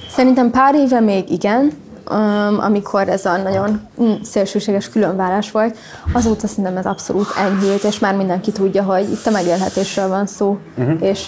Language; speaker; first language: Hungarian; native; Hungarian